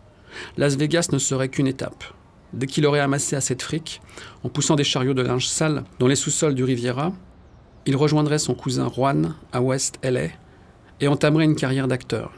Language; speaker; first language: French; native; French